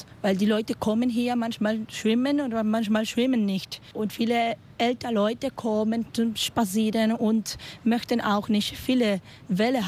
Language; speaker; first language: German; non-native, learner; Spanish